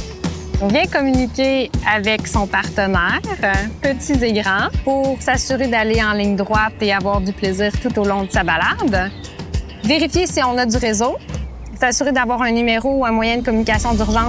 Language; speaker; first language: French; native; French